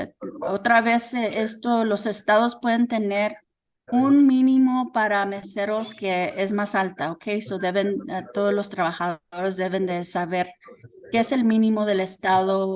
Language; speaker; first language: Spanish; early bilingual, heritage; Spanish